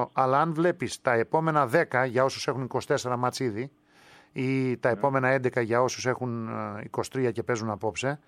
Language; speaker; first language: Greek; native; Greek